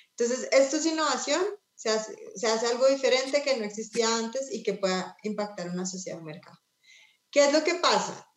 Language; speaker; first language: Spanish; native; Spanish